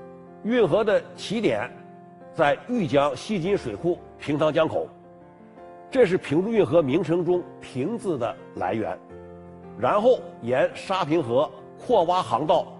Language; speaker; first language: Chinese; native; Chinese